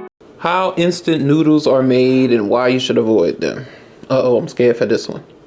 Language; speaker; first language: English; native; English